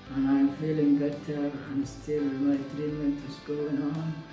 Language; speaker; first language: English; non-native, learner; Somali